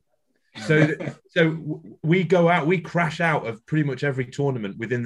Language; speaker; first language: English; native; English